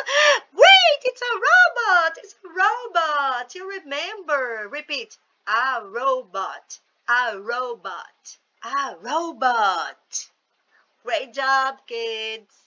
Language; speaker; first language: English; non-native, fluent; Portuguese